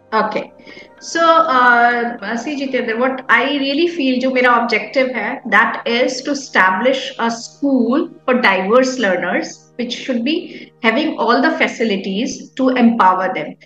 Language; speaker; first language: English; non-native, local second language; Hindi